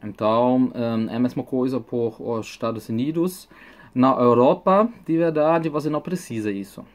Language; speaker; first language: Portuguese; non-native, fluent; German